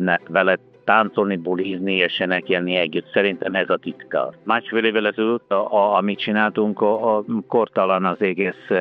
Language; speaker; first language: Hungarian; non-native, fluent; Italian